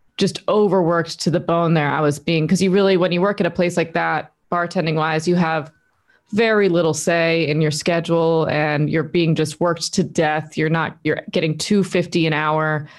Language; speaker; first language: English; native; English